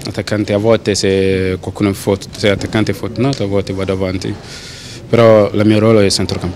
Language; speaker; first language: Italian; non-native, learner; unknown